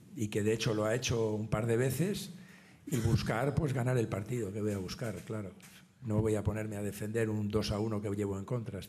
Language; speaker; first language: Spanish; native; Spanish